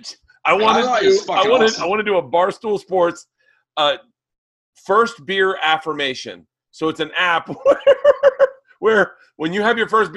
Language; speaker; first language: English; native; English